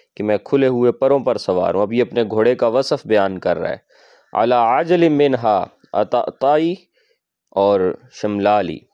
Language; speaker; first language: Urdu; non-native, local second language; Punjabi